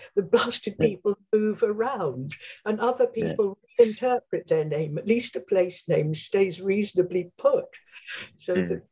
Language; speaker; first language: English; native; English